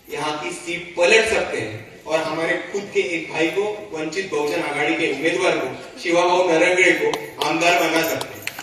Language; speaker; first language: Hindi; non-native, local second language; Marathi